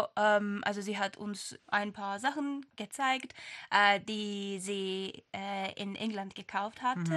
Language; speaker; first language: German; non-native, fluent; Turkish